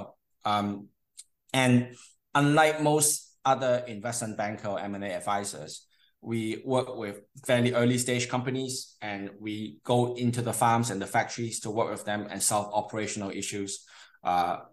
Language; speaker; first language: English; non-native, local second language; Cantonese